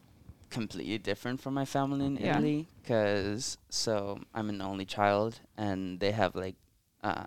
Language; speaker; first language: English; non-native, fluent; Italian